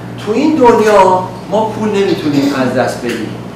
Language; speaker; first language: Persian; early bilingual, other home language; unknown